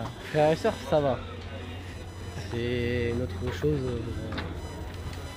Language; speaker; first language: French; native; French